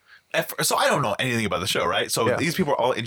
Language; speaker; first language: English; non-native, fluent; Spanish